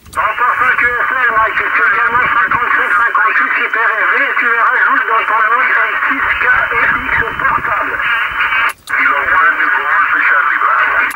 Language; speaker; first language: French; native; French